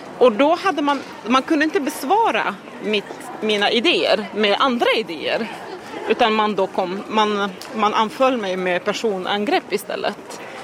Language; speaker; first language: Swedish; non-native, fluent; Arabic